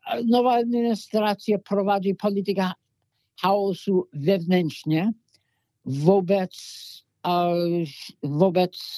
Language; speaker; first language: Polish; non-native, fluent; English